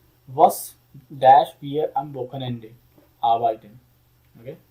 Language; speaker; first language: German; non-native, learner; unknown